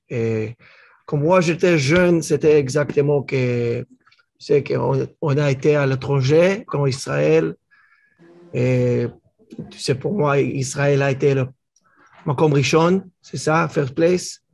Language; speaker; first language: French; early bilingual, heritage; Hebrew